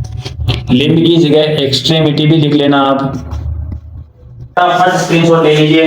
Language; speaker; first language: Hindi; native; Hindi